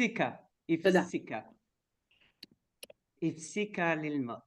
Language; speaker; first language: Hebrew; non-native, learner; French